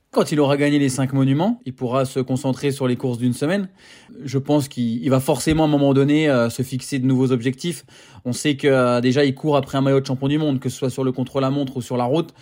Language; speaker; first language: French; native; French